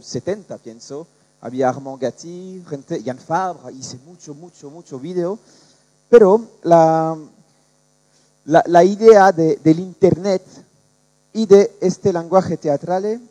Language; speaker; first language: Spanish; non-native, learner; French